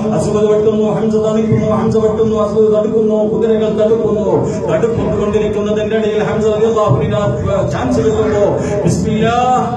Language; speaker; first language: Malayalam; native; Malayalam